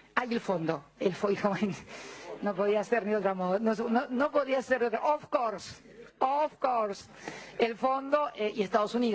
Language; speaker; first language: Spanish; native; Spanish